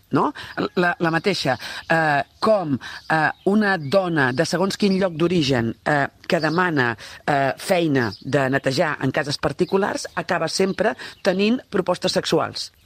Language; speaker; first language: Catalan; native; Catalan